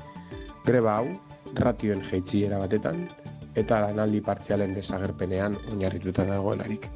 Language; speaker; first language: Basque; native; Basque